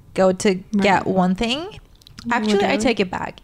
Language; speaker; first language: English; non-native, fluent; Turkish